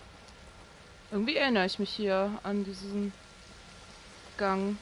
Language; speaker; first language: German; native; German